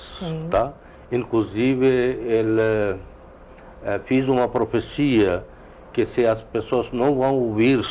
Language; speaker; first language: Portuguese; non-native, learner; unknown